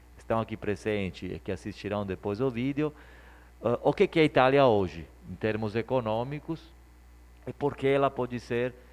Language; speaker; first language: Portuguese; early bilingual, other home language; Italian